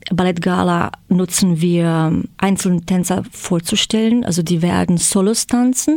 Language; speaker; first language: German; non-native, fluent; Croatian